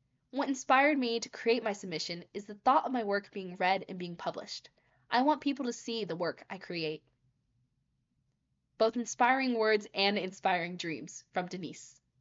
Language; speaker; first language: English; native; English